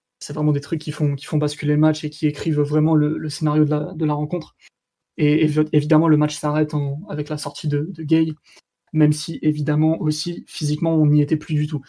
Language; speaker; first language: French; native; French